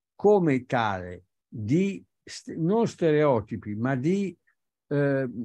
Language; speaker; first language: Italian; native; Italian